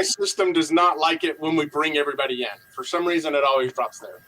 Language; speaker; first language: English; native; English